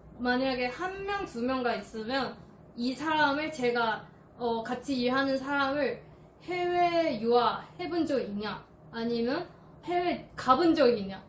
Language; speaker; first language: Korean; non-native, fluent; Chinese